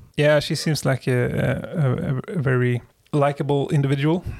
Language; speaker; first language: English; non-native, fluent; Swedish